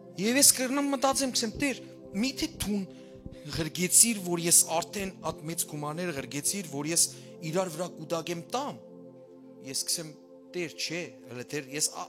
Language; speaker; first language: Armenian; early bilingual, heritage; Armenian